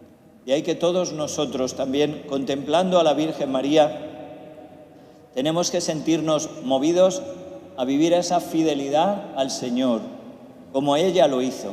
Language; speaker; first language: Spanish; native; Spanish